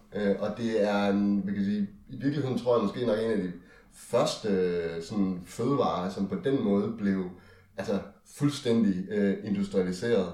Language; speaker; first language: Danish; native; Danish